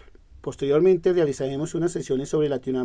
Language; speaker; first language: Spanish; native; Spanish